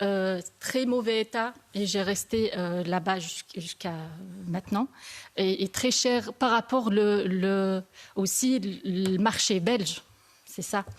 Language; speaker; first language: French; non-native, learner; Arabic